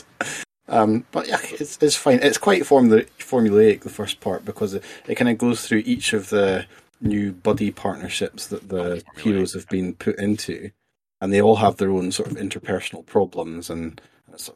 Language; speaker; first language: English; native; English